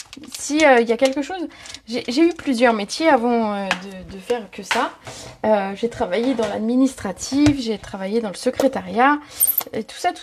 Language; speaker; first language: French; native; French